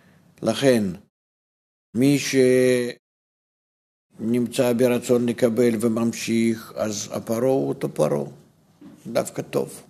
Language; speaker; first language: Hebrew; non-native, fluent; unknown